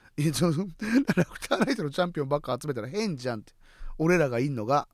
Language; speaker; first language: Japanese; native; Japanese